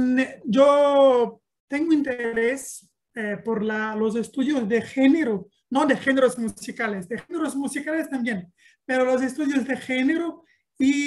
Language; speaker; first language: Spanish; non-native, learner; Portuguese